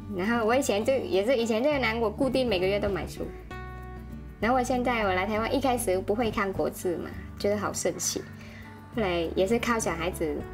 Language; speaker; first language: Chinese; non-native, fluent; Vietnamese